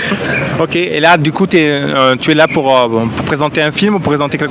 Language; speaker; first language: French; native; French